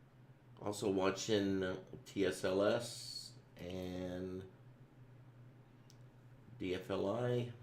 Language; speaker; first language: English; native; English